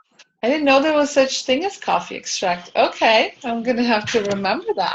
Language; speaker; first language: English; native; English